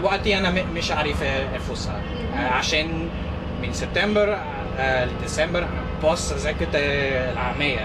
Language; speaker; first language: Arabic; non-native, learner; English